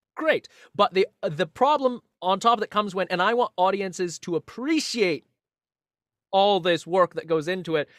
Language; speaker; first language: English; native; English